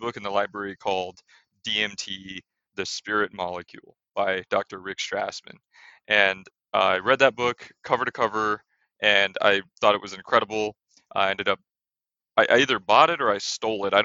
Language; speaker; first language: English; native; English